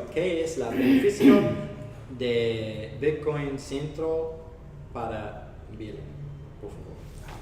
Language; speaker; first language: Spanish; non-native, learner; English